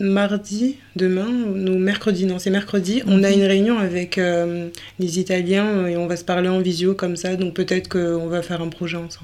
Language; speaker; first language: French; native; French